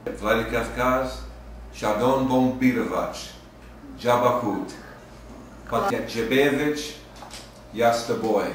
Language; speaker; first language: Russian; non-native, learner; English